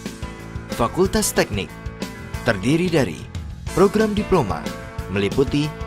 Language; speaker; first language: Indonesian; native; Indonesian